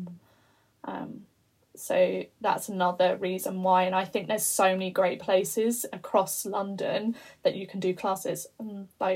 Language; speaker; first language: English; native; English